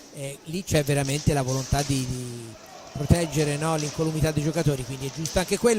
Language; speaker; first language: Italian; native; Italian